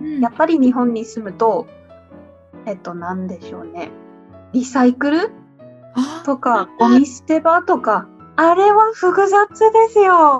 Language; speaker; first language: Japanese; non-native, fluent; English